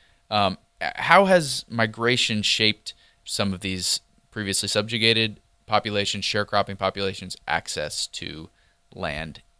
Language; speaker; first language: English; native; English